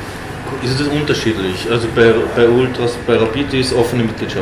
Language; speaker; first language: German; native; German